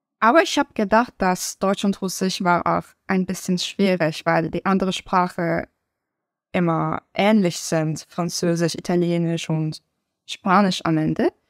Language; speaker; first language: German; non-native, learner; Turkish